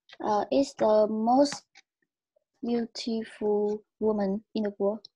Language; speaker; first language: English; non-native, learner; Vietnamese